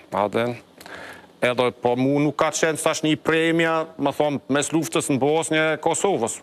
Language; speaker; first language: Albanian; non-native, fluent; German